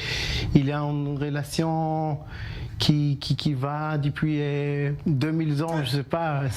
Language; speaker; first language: French; non-native, learner; Hebrew